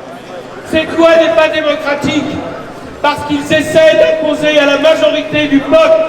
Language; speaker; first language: French; native; French